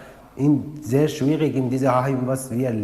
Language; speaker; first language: German; non-native, learner; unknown